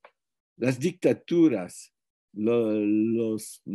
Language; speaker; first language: Spanish; non-native, fluent; French